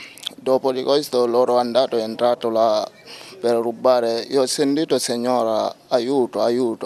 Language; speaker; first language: Italian; non-native, learner; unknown